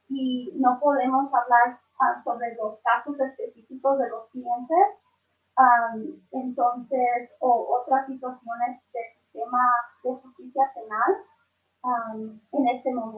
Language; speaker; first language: Spanish; early bilingual, other home language; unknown